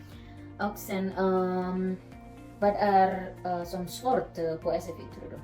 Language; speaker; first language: Swedish; non-native, learner; Indonesian